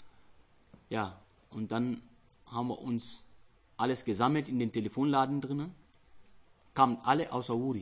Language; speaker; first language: German; non-native, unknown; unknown